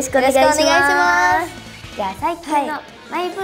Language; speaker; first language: Japanese; native; Japanese